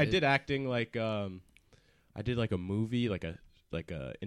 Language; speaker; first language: English; native; English